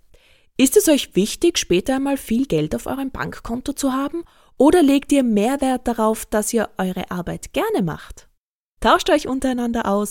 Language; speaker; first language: German; native; German